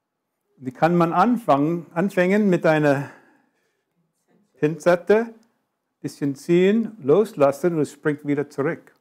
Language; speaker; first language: German; non-native, fluent; English